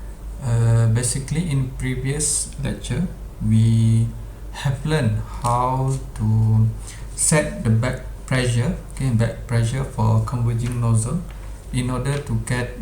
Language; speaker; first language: English; non-native, local second language; Malay